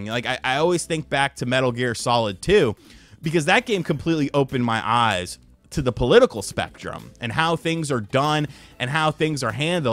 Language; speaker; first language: English; native; English